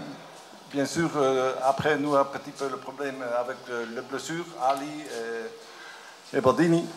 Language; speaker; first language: French; non-native, learner; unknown